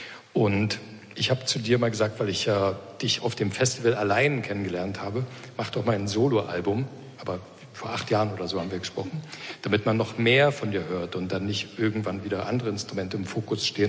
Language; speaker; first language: German; native; German